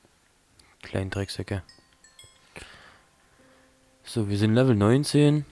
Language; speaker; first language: German; native; German